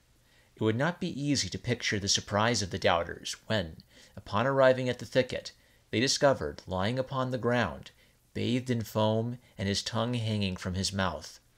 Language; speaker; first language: English; native; English